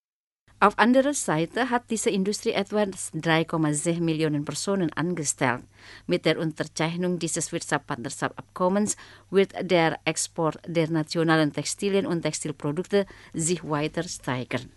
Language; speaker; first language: German; non-native, fluent; Indonesian